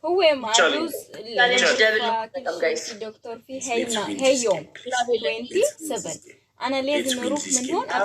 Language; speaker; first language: Arabic; non-native, learner; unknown